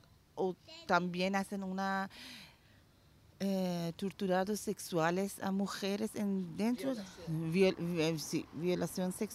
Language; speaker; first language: Spanish; non-native, learner; Persian